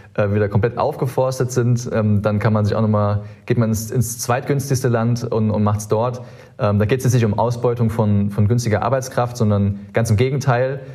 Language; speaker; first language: German; native; German